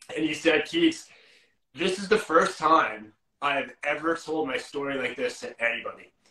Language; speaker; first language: English; native; English